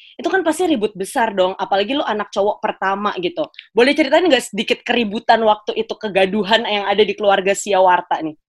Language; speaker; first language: Indonesian; native; Indonesian